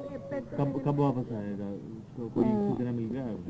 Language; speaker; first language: Hindi; non-native, local second language; Malayalam